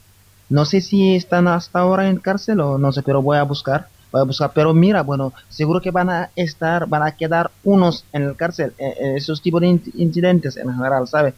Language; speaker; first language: Spanish; non-native, fluent; Wolof